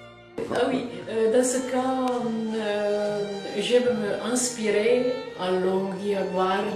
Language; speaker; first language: French; non-native, fluent; Italian